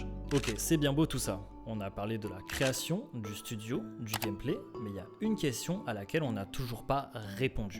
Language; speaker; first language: French; native; French